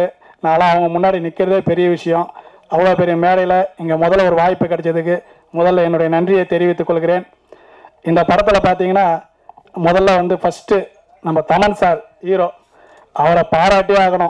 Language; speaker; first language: Tamil; native; Tamil